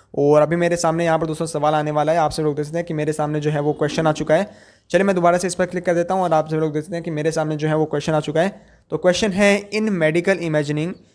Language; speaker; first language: Hindi; native; Hindi